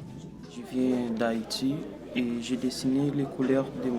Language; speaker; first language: French; non-native, local second language; Haitian Creole